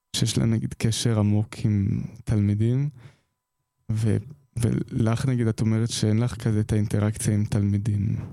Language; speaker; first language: Hebrew; native; Hebrew